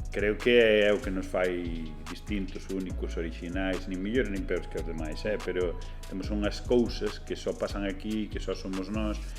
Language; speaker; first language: Galician; native; Galician